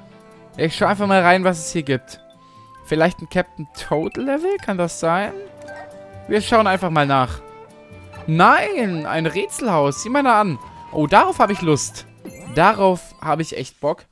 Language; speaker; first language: German; native; German